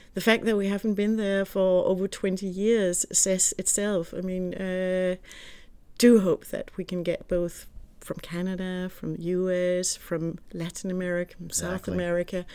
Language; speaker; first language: English; non-native, fluent; Danish